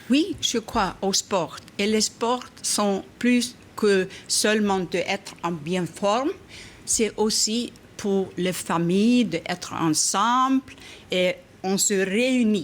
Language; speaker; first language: French; non-native, fluent; Icelandic